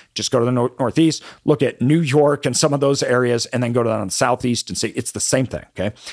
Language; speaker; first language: English; native; English